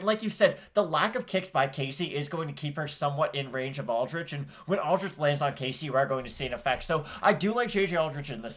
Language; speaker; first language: English; native; English